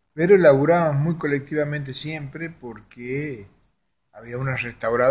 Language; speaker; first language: Spanish; native; Spanish